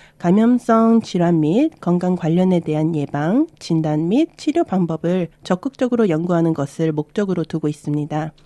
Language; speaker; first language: Korean; early bilingual, other home language; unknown